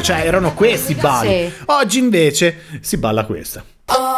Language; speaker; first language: Italian; native; Italian